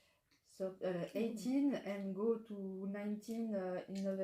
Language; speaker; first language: English; non-native, learner; French